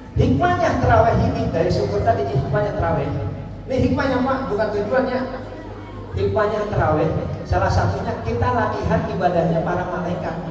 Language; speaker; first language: Indonesian; non-native, local second language; Javanese